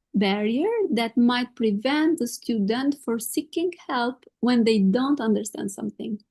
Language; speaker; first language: English; non-native, fluent; Albanian